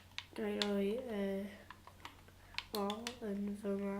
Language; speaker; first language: Welsh; non-native, local second language; English